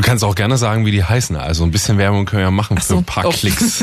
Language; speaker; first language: German; native; German